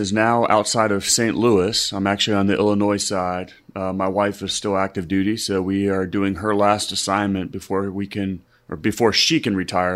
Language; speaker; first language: English; native; English